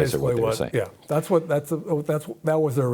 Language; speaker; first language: English; native; English